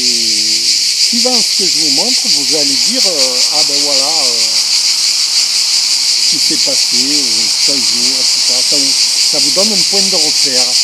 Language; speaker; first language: French; native; French